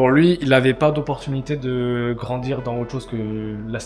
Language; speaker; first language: French; native; French